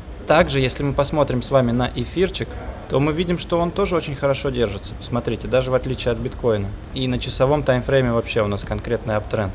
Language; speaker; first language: Russian; native; Russian